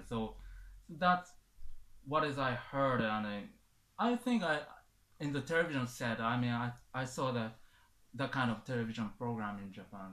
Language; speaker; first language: English; non-native, fluent; Japanese